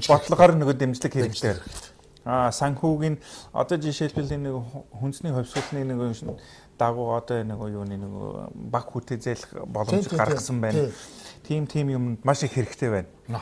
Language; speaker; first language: Mongolian; non-native, fluent; English